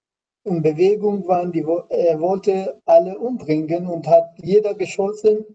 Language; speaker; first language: German; non-native, learner; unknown